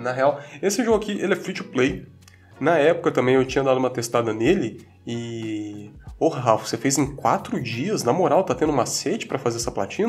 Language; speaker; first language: Portuguese; native; Portuguese